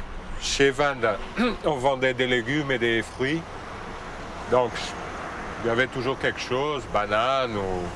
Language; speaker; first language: French; non-native, fluent; Portuguese